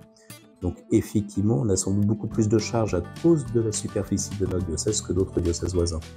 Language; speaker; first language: French; native; French